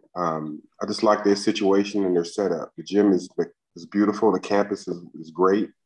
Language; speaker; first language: English; native; English